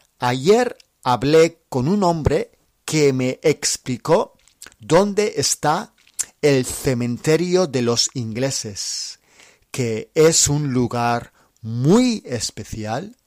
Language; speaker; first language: Spanish; non-native, fluent; English